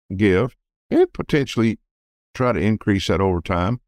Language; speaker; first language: English; native; English